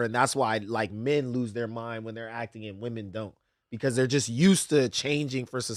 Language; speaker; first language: English; native; English